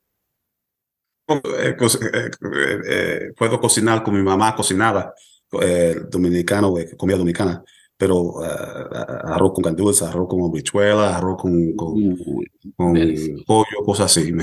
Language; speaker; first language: Spanish; early bilingual, heritage; Spanish